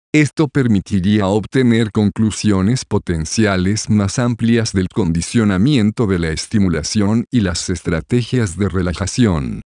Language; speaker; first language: Spanish; native; Spanish